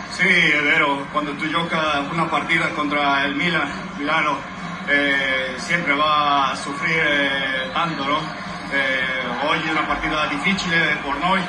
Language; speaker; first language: Italian; non-native, fluent; Spanish